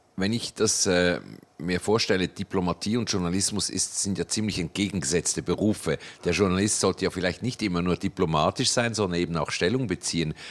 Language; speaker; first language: German; native; German